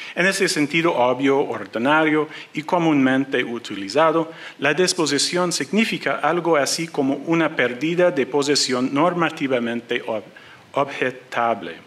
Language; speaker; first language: Spanish; non-native, learner; English